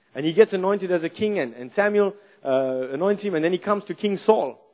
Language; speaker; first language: English; native; English